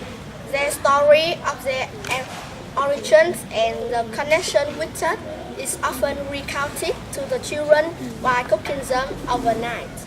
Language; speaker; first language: English; non-native, learner; Vietnamese